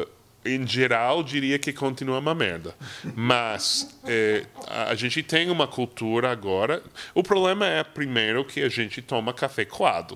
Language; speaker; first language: Portuguese; non-native, fluent; English